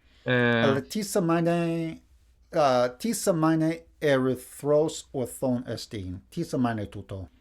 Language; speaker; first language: Greek; non-native, fluent; English